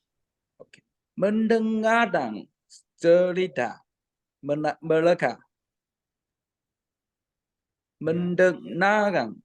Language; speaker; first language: Indonesian; non-native, learner; Chinese